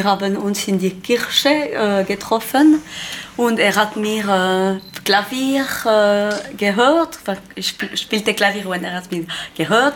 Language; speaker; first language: German; non-native, learner; French